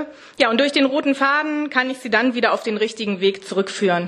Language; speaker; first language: German; native; German